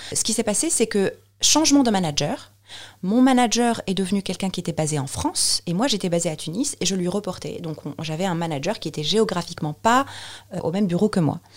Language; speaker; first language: French; non-native, local second language; Arabic